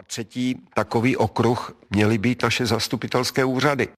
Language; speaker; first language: Czech; native; Czech